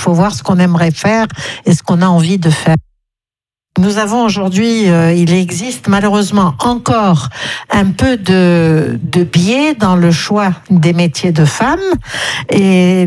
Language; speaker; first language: French; native; French